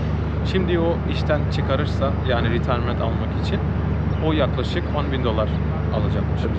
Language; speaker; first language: Turkish; non-native, fluent; Bangla